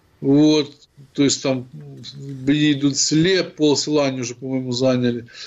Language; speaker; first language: Russian; non-native, local second language; Ukrainian